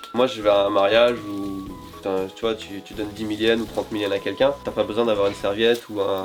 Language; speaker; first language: French; native; French